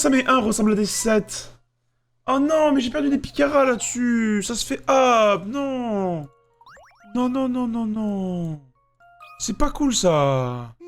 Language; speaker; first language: French; native; French